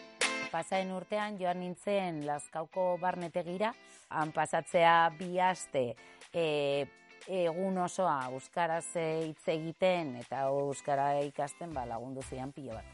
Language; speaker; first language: Basque; non-native, learner; Spanish